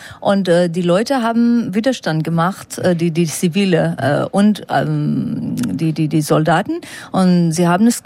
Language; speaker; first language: German; non-native, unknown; Persian